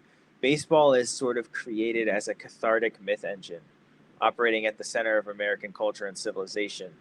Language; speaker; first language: English; native; English